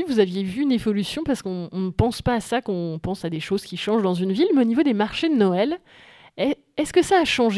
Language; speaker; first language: French; native; French